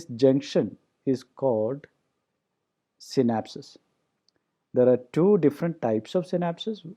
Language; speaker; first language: English; non-native, local second language; Malayalam